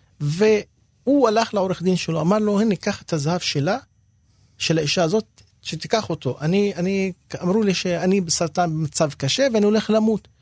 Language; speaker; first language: Hebrew; non-native, local second language; Arabic